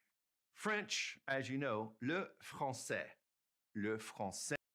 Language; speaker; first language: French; non-native, fluent; English